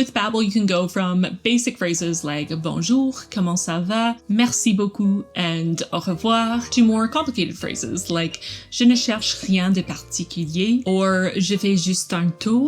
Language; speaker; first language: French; non-native, learner; English